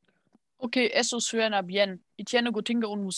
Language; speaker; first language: Spanish; non-native, learner; German